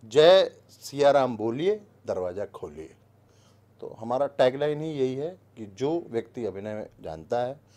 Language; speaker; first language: Hindi; native; Hindi